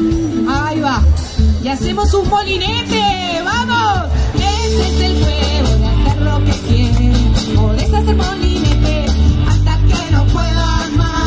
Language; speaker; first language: Spanish; native; Spanish